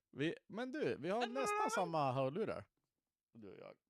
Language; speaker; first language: Swedish; native; Swedish